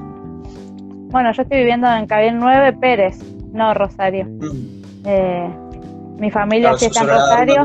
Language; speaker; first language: Spanish; native; Spanish